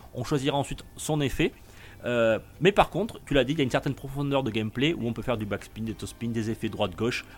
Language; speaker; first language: French; native; French